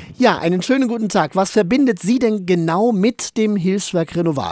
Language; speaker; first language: German; native; German